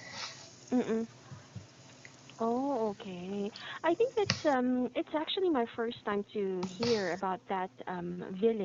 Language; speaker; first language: English; non-native, fluent; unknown